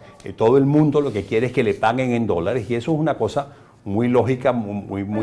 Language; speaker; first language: Spanish; native; Spanish